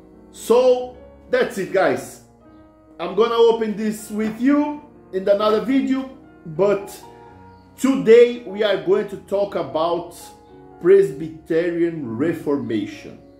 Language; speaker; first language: English; non-native, fluent; Portuguese